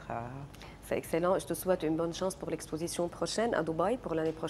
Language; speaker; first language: French; non-native, local second language; Arabic